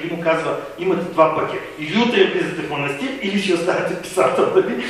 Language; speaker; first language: Bulgarian; native; Bulgarian